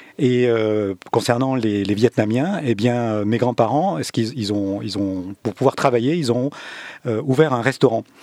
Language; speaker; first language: French; early bilingual, other home language; Vietnamese